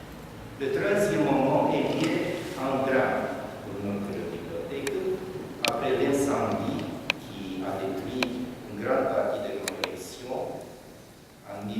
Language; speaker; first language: French; non-native, fluent; Romanian